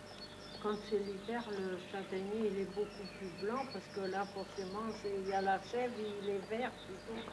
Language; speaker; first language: French; native; French